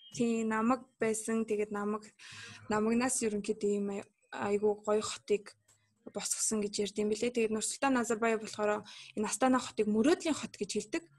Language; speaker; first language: Mongolian; non-native, local second language; Kazakh